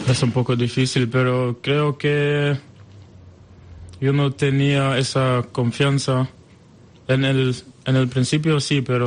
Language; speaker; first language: Spanish; non-native, learner; French